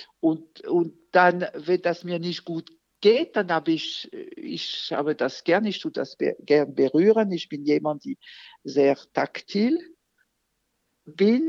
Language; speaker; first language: German; non-native, fluent; French